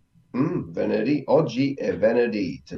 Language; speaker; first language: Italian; non-native, learner; English